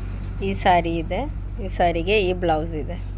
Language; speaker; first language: Kannada; non-native, local second language; Urdu